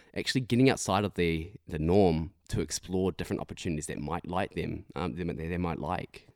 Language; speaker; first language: English; native; English